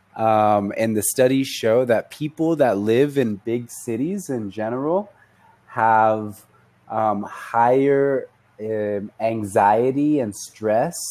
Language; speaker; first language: English; native; English